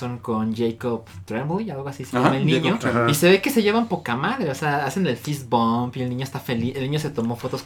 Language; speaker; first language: Spanish; native; Spanish